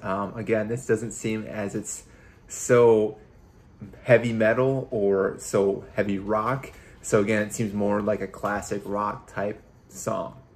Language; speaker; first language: English; native; English